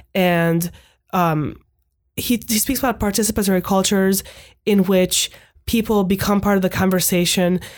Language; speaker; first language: English; non-native, fluent; Hungarian